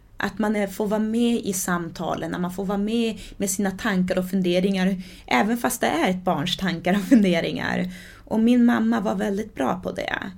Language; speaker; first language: Swedish; early bilingual, other home language; Portuguese